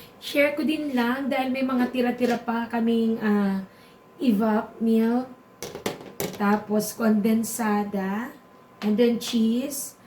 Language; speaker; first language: Filipino; non-native, local second language; Bikol